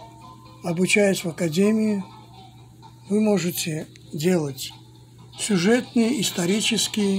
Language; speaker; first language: Russian; non-native, fluent; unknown